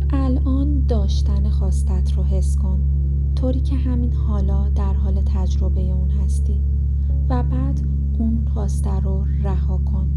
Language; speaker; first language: Persian; native; Persian